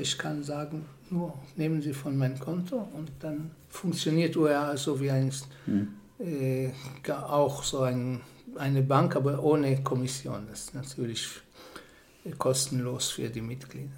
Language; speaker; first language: German; non-native, fluent; Hebrew